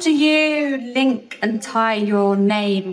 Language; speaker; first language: English; native; English